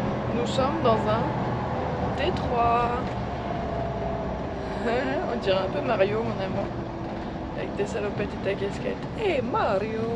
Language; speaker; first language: French; native; French